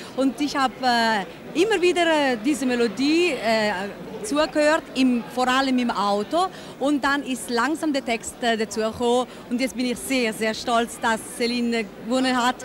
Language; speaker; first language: German; non-native, local second language; Italian